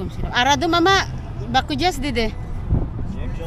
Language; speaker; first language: Turkish; non-native, learner; Filipino